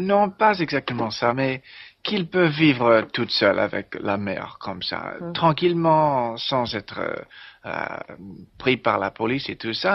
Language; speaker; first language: French; non-native, learner; English